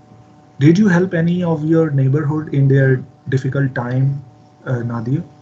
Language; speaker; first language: English; non-native, learner; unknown